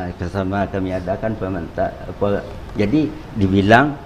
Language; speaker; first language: Indonesian; non-native, local second language; Minangkabau